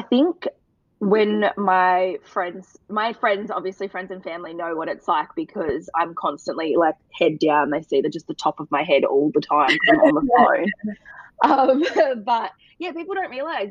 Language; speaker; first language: English; native; English